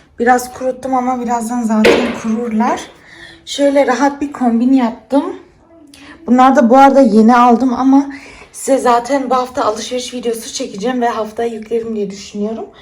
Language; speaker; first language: Turkish; early bilingual, heritage; Turkish